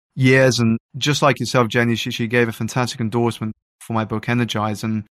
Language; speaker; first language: English; native; English